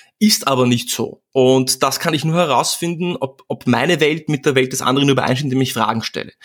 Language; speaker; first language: German; early bilingual, other home language; Czech